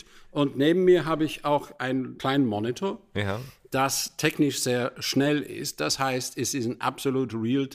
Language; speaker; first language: German; non-native, fluent; English